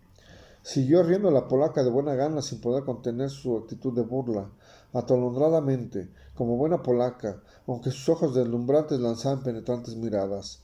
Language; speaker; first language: Spanish; native; Spanish